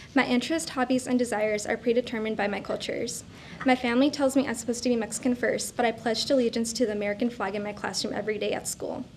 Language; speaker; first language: English; native; English